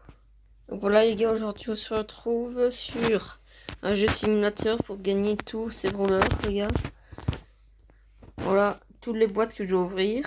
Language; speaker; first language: French; native; French